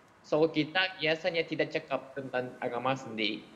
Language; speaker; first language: Indonesian; non-native, learner; Japanese